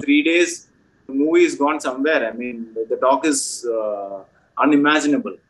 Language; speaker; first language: English; non-native, local second language; Malayalam